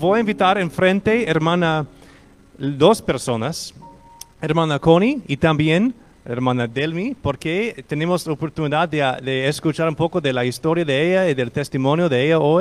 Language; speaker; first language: Spanish; non-native, fluent; English